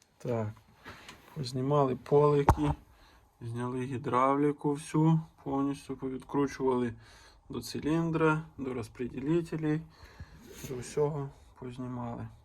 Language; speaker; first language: Ukrainian; native; Ukrainian